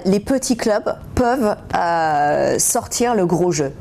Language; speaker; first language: French; non-native, fluent; English